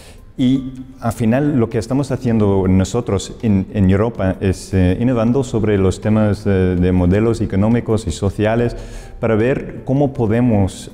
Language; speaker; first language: Spanish; non-native, fluent; English